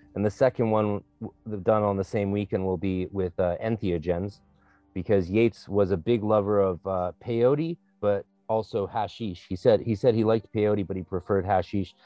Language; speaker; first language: English; native; English